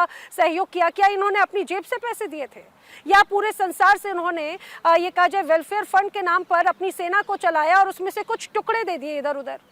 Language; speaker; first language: Hindi; native; Hindi